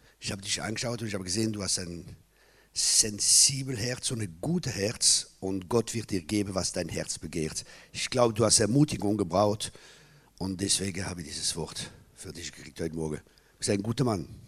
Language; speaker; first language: German; non-native, local second language; French